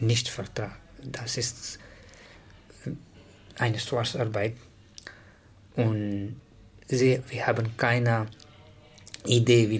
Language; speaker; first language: German; non-native, learner; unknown